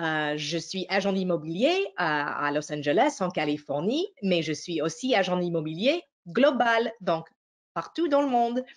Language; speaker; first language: French; non-native, fluent; English